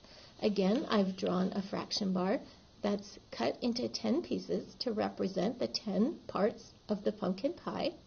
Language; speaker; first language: English; native; English